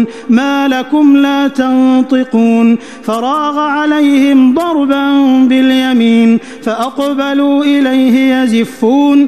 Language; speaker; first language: Arabic; native; Arabic